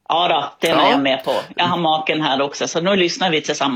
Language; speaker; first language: Swedish; native; Swedish